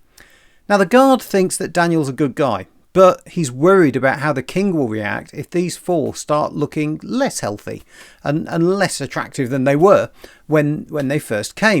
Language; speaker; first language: English; native; English